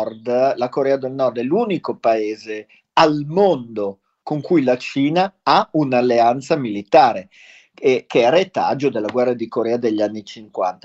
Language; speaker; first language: Italian; native; Italian